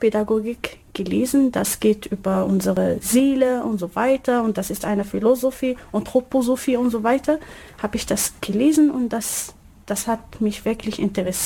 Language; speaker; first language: German; non-native, learner; Arabic